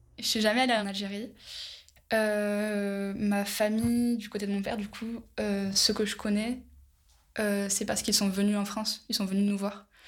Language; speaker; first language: French; native; French